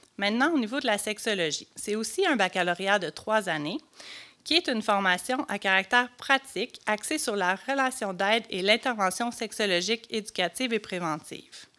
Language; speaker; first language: French; native; French